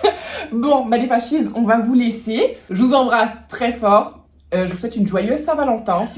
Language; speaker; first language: French; native; French